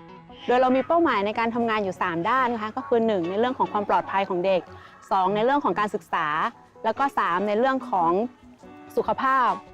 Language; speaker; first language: Thai; native; Thai